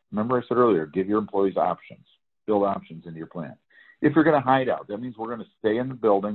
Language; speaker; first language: English; native; English